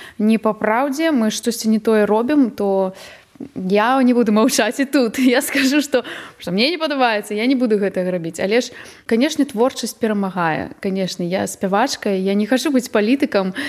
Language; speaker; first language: Belarusian; non-native, local second language; Russian